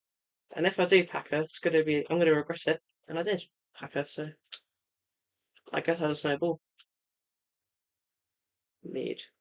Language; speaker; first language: English; native; English